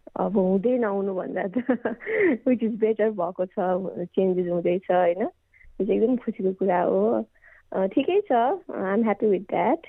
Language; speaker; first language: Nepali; native; Nepali